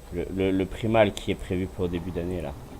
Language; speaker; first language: French; native; French